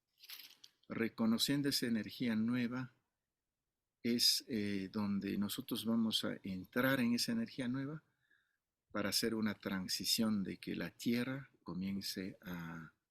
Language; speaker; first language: Spanish; non-native, fluent; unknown